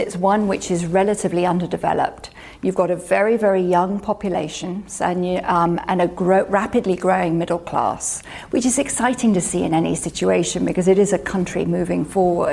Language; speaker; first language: English; native; English